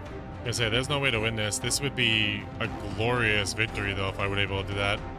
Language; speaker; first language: English; native; English